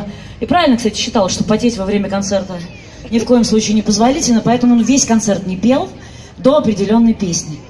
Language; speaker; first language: Russian; native; Russian